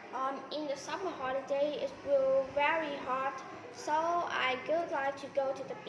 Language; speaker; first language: English; non-native, learner; Vietnamese